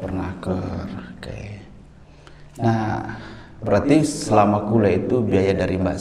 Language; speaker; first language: Indonesian; native; Indonesian